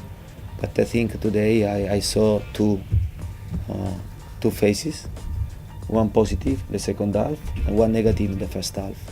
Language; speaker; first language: English; non-native, fluent; Italian